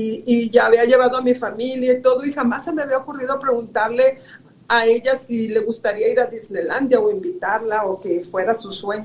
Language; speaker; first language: Spanish; native; Spanish